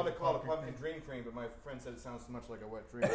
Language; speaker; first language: English; native; English